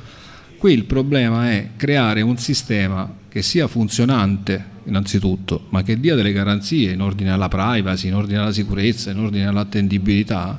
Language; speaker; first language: Italian; native; Italian